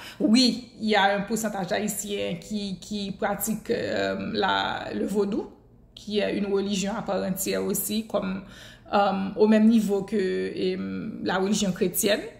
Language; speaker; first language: French; non-native, local second language; Haitian Creole